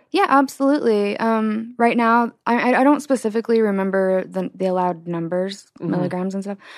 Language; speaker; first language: English; native; English